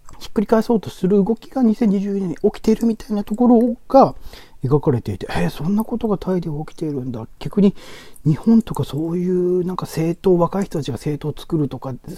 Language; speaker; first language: Japanese; native; Japanese